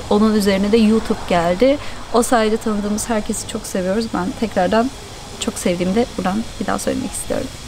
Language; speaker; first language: Turkish; native; Turkish